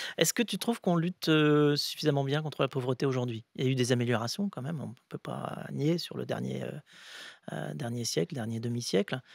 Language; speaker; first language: French; native; French